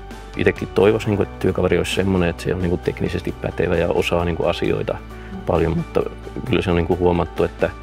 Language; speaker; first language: Finnish; native; Finnish